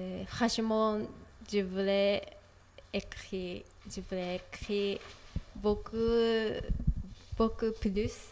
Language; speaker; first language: French; non-native, learner; Japanese